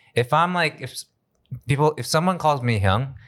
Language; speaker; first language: English; native; English